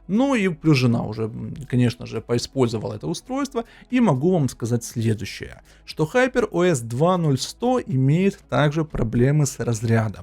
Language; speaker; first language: Russian; native; Russian